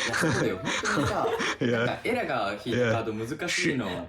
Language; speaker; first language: Japanese; native; Japanese